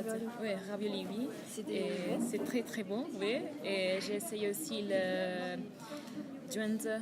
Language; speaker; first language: French; non-native, fluent; Italian